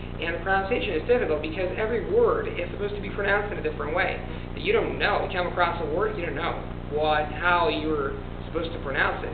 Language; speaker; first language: English; non-native, fluent; Italian